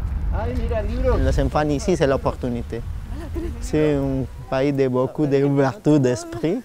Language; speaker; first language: French; non-native, learner; Spanish